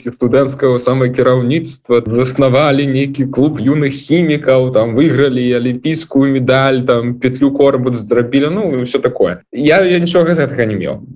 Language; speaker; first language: Belarusian; non-native, local second language; Russian